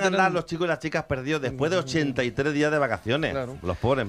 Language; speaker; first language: Spanish; native; Spanish